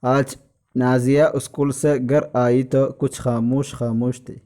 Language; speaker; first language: Hindi; non-native, local second language; Malayalam